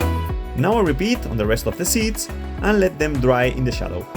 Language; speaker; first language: English; non-native, fluent; Spanish